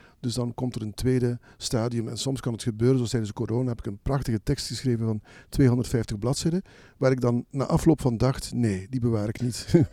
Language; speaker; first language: Dutch; native; Dutch